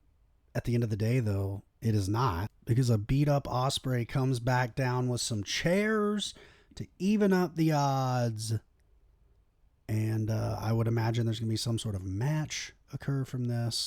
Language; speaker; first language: English; native; English